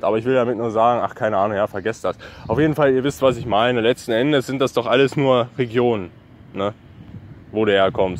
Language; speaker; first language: German; native; German